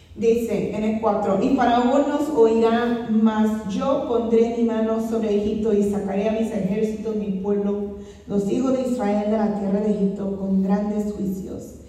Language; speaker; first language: Spanish; non-native, fluent; English